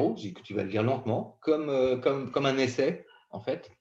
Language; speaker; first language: French; native; French